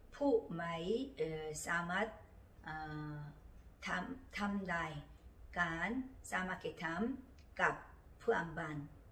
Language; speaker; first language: Thai; non-native, learner; Korean